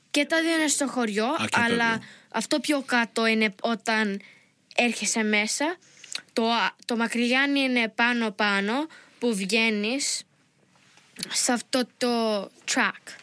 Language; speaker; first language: Greek; early bilingual, heritage; English